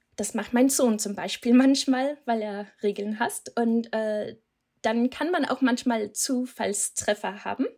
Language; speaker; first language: German; non-native, fluent; Danish